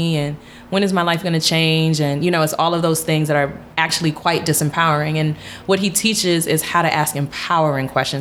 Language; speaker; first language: English; native; English